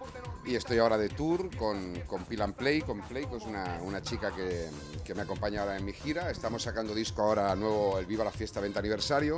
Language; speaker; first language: Spanish; native; Spanish